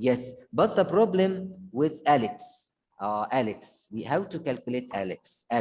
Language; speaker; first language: English; non-native, fluent; Arabic